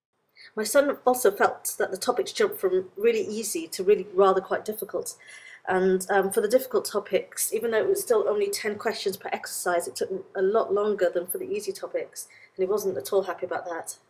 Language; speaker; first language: English; native; English